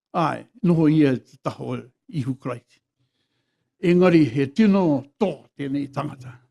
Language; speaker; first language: Māori; non-native, local second language; English